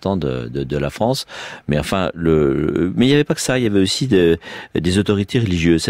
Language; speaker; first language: French; native; French